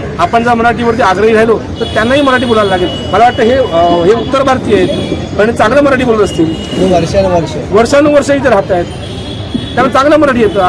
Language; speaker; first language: Marathi; native; Marathi